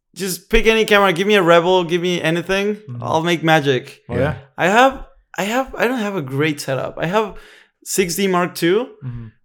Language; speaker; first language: English; non-native, fluent; Spanish